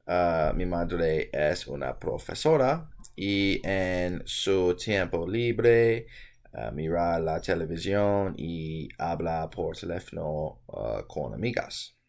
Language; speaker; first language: Spanish; non-native, learner; English